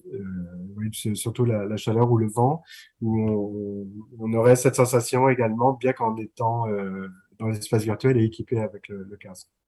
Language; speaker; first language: French; native; French